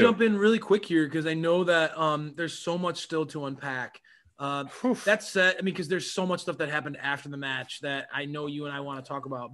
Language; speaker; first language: English; native; English